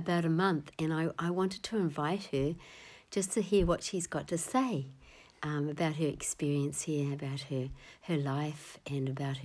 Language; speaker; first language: English; native; English